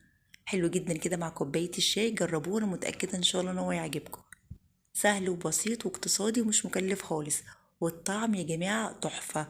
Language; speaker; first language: Arabic; native; Arabic